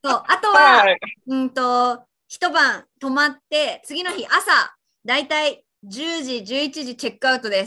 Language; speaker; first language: Japanese; native; Japanese